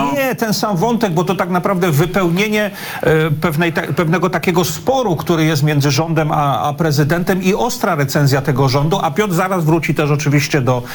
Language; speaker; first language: Polish; native; Polish